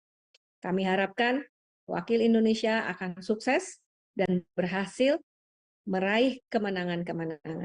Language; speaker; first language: Indonesian; native; Indonesian